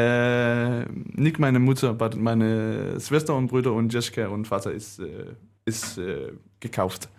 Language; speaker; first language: German; non-native, learner; Danish